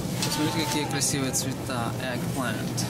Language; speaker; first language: Russian; native; Russian